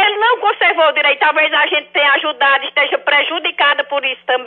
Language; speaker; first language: Portuguese; native; Portuguese